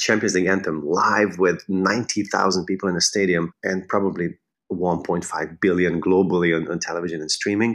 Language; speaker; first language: English; non-native, fluent; Hungarian